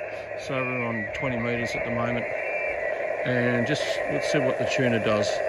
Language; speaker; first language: English; native; English